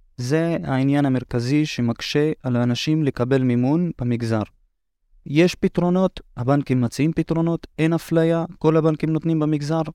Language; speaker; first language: Hebrew; non-native, local second language; Arabic